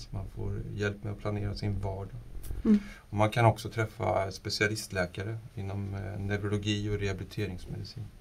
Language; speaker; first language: Swedish; non-native, fluent; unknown